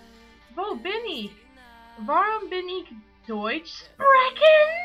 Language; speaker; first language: German; non-native, learner; English